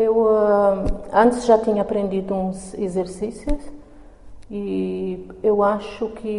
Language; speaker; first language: Portuguese; non-native, local second language; Kabuverdianu